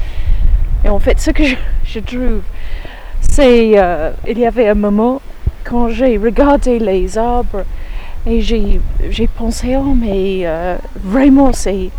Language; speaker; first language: French; non-native, fluent; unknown